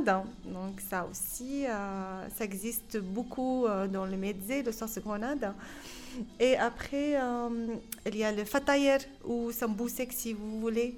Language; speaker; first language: French; non-native, fluent; Arabic